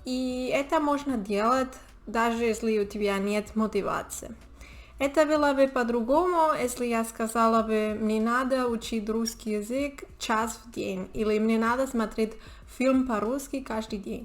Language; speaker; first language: Russian; non-native, learner; Spanish